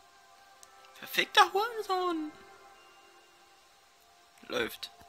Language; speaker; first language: German; native; German